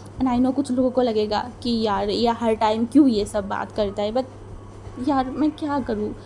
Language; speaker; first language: Hindi; non-native, fluent; Bangla